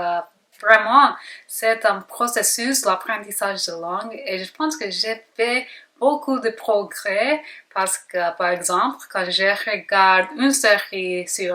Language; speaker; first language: French; non-native, learner; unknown